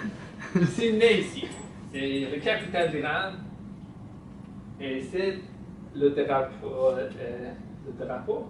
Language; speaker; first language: French; non-native, fluent; Persian